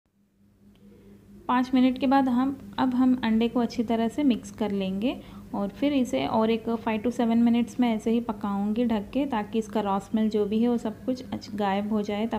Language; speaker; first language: Hindi; native; Hindi